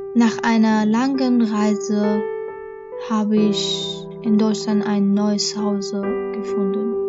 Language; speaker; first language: German; non-native, fluent; Persian